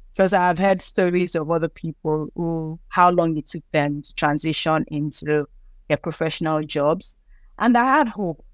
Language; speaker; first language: English; non-native, local second language; Yoruba